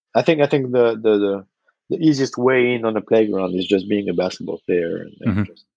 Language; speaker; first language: English; non-native, fluent; French